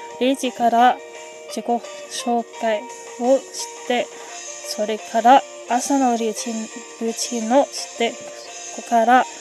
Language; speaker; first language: Japanese; non-native, learner; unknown